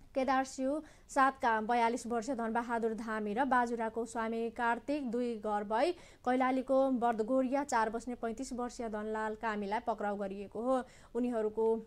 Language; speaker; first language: Nepali; non-native, local second language; Maithili